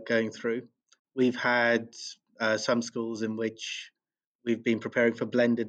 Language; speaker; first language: English; native; English